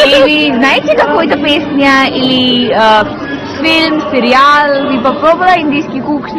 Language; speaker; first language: Russian; non-native, learner; Hindi